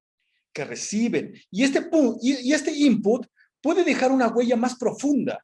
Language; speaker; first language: Spanish; native; Spanish